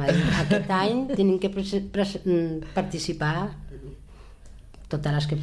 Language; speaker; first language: Catalan; non-native, local second language; Spanish